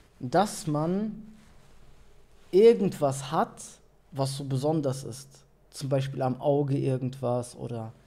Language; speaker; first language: German; early bilingual, other home language; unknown